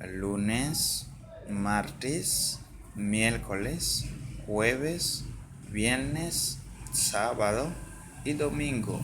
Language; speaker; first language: Spanish; non-native, fluent; Haitian Creole